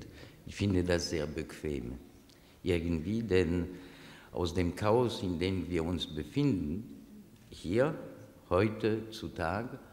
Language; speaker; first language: German; non-native, fluent; French